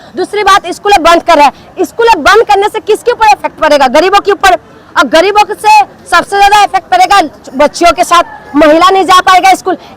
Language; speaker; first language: Hindi; non-native, local second language; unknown